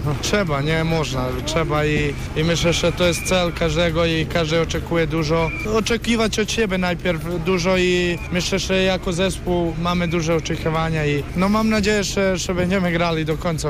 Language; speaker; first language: Polish; non-native, fluent; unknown